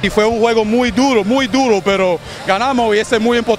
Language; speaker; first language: Spanish; non-native, learner; English